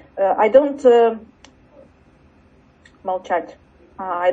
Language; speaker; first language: English; non-native, learner; Russian